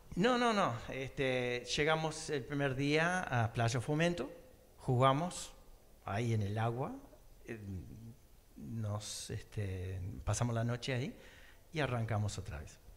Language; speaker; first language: Spanish; early bilingual, other home language; English